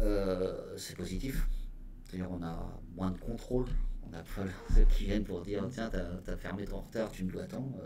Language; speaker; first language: French; native; French